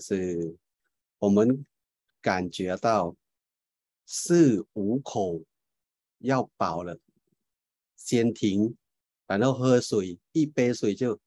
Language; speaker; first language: Chinese; non-native, fluent; Thai